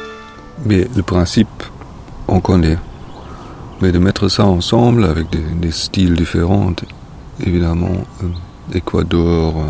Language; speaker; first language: French; non-native, fluent; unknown